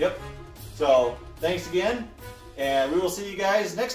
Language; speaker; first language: English; native; English